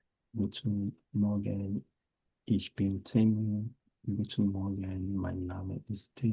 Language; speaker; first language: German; non-native, fluent; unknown